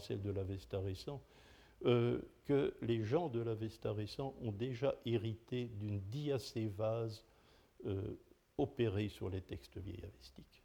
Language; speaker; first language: French; native; French